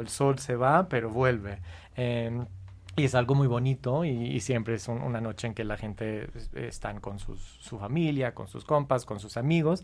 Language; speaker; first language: Spanish; non-native, fluent; English